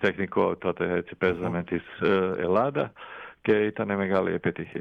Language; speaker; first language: Greek; non-native, fluent; Croatian